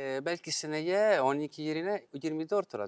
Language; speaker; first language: Turkish; non-native, fluent; Italian